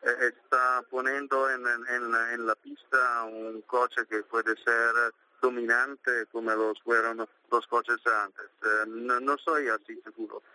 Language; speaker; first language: Spanish; non-native, learner; Italian